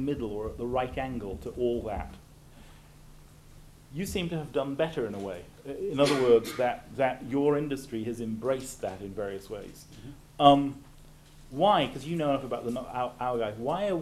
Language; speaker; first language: English; native; English